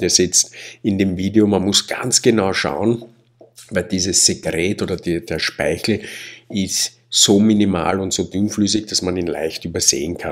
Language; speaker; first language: German; native; German